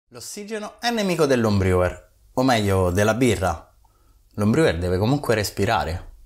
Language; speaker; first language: Italian; native; Italian